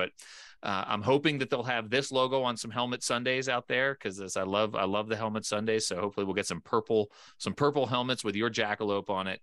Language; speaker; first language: English; native; English